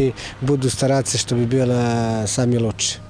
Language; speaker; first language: Russian; non-native, learner; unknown